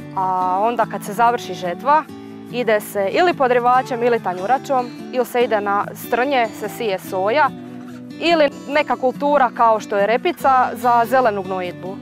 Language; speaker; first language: Croatian; native; Croatian